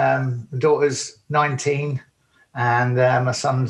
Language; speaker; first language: English; native; English